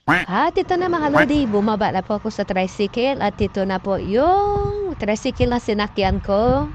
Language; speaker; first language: Filipino; non-native, local second language; Cebuano